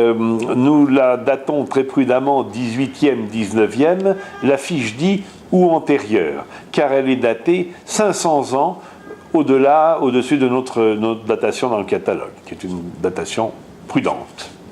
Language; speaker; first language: French; native; French